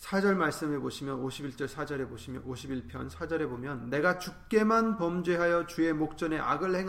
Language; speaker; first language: Korean; native; Korean